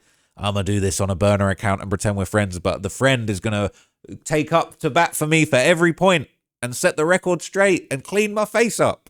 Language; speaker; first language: English; native; English